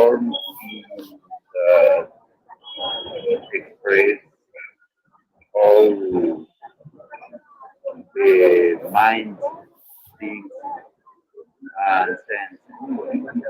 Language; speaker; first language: English; non-native, learner; Spanish